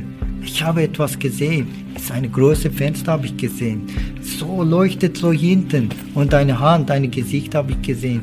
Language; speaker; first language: German; non-native, learner; Turkish